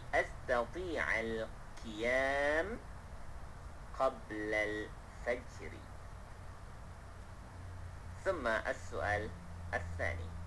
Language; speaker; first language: Arabic; non-native, fluent; Malay